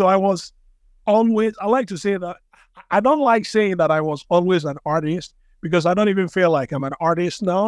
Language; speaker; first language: English; non-native, local second language; Igbo